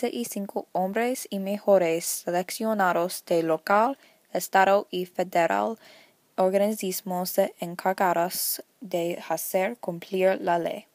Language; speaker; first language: Spanish; non-native, learner; English